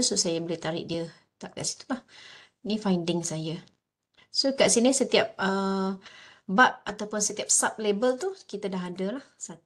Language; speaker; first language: Malay; native; Malay